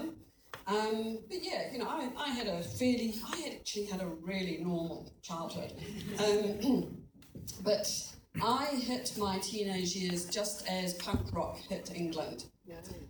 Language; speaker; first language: English; native; English